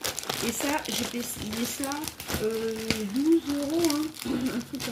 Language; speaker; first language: French; native; French